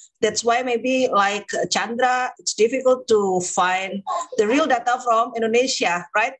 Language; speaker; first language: English; non-native, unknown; Indonesian